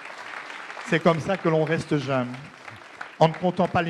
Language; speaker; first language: French; native; French